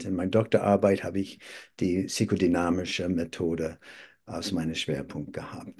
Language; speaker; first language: German; non-native, fluent; English